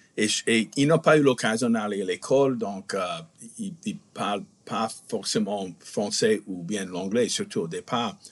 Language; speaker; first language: French; non-native, fluent; English